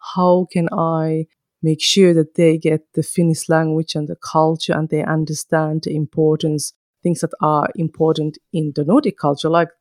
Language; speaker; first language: English; non-native, fluent; Finnish